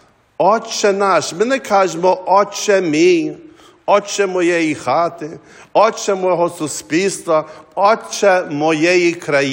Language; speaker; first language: Ukrainian; early bilingual, heritage; Ukrainian